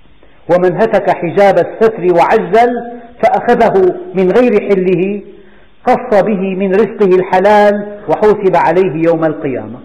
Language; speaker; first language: Arabic; native; Arabic